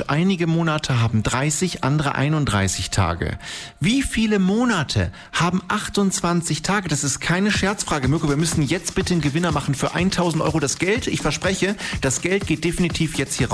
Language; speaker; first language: German; native; German